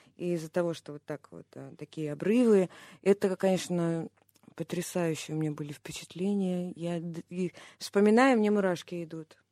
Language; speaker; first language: Russian; native; Russian